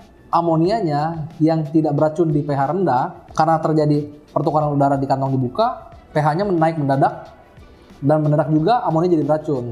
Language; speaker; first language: Indonesian; native; Indonesian